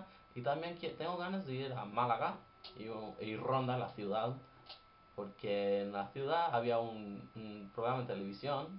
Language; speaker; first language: Spanish; non-native, fluent; English